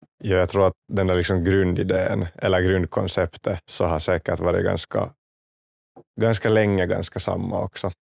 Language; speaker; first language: Swedish; native; Swedish